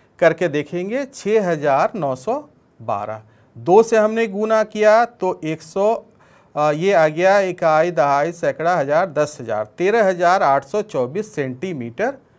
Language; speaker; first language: Hindi; native; Hindi